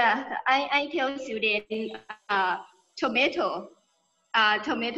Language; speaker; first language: English; non-native, learner; Thai